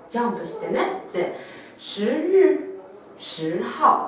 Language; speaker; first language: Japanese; non-native, local second language; Chinese